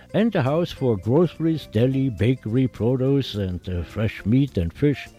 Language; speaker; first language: English; non-native, fluent; German